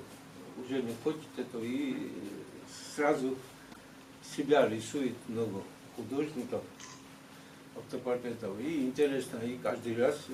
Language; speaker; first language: Russian; non-native, fluent; Georgian